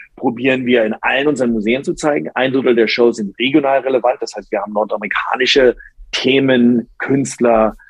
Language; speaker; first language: German; non-native, local second language; English